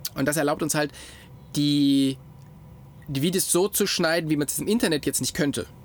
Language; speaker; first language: German; native; German